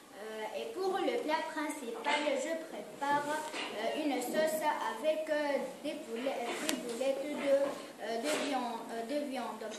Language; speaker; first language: French; non-native, learner; Arabic